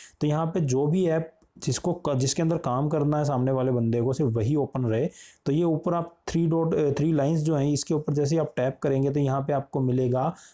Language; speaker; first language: Hindi; native; Hindi